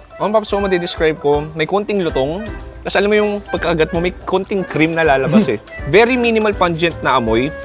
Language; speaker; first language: Filipino; native; Filipino